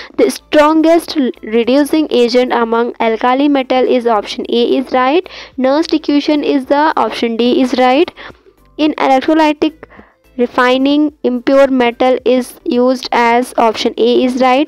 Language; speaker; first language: English; non-native, local second language; Hindi